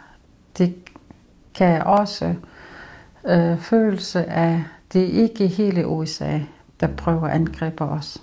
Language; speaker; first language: Danish; non-native, local second language; Kalaallisut